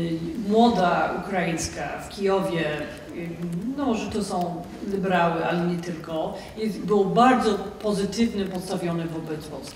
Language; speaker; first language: Polish; non-native, fluent; English